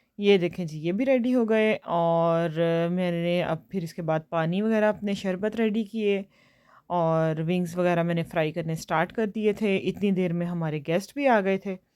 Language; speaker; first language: Urdu; native; Urdu